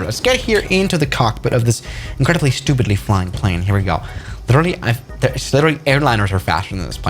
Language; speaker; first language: English; non-native, fluent; German